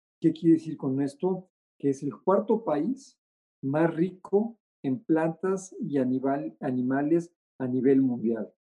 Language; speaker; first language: Spanish; native; Spanish